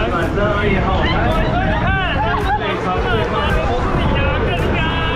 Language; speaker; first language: Chinese; native; Chinese